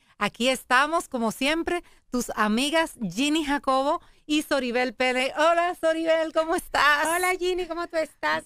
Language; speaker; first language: Spanish; native; Spanish